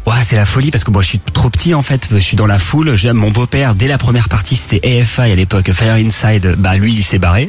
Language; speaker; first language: French; native; French